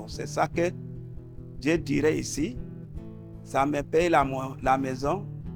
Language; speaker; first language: French; non-native, local second language; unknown